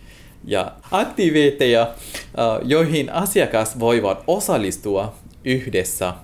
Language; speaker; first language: Finnish; non-native, fluent; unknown